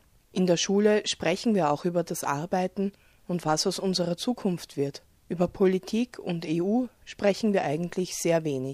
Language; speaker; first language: German; early bilingual, other home language; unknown